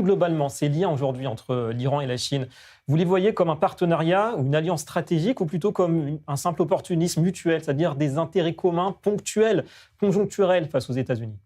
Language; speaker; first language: French; native; French